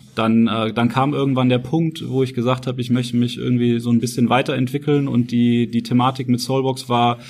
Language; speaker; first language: German; native; German